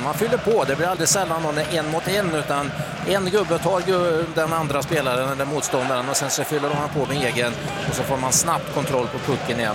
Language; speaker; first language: Swedish; native; Swedish